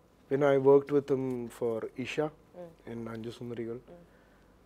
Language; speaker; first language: English; non-native, local second language; Malayalam